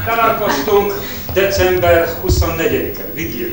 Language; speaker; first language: Hungarian; non-native, learner; Polish